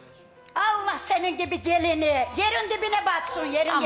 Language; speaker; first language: Turkish; native; Turkish